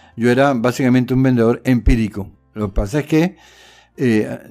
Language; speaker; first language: Spanish; native; Spanish